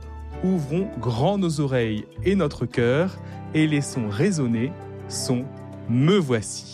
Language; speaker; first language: French; native; French